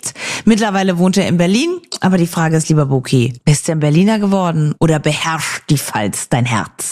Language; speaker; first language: German; native; German